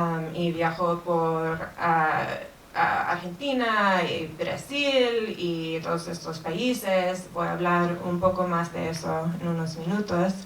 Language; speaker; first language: Spanish; non-native, fluent; English